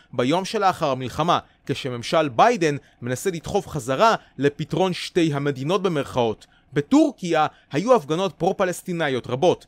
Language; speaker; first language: Hebrew; native; Hebrew